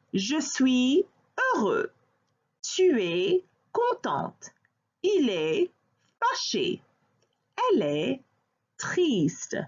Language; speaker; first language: French; non-native, fluent; English